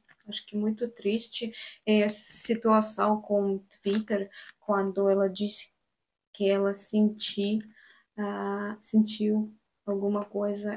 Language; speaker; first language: Portuguese; non-native, learner; Russian